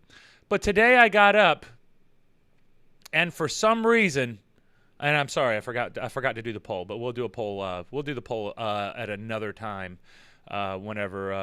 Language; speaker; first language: English; native; English